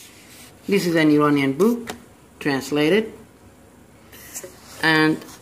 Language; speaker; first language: English; non-native, learner; Persian